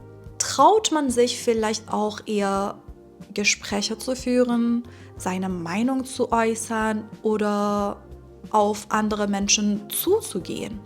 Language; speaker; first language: German; non-native, fluent; Persian